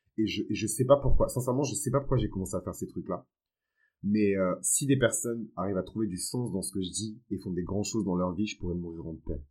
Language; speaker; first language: French; early bilingual, other home language; Fon